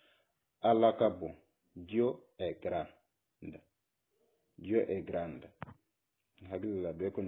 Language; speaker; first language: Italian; non-native, learner; Bambara